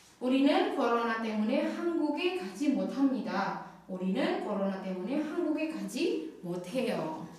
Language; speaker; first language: Korean; non-native, learner; Indonesian